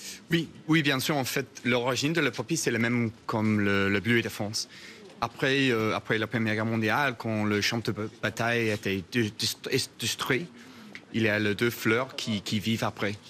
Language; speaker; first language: French; non-native, fluent; English